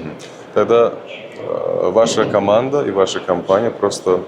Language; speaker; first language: Russian; non-native, local second language; Turkmen